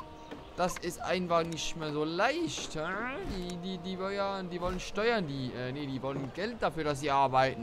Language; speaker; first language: German; native; German